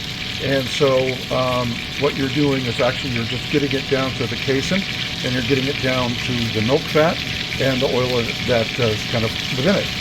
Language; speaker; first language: English; native; English